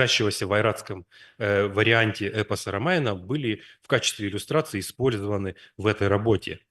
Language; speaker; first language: Russian; native; Russian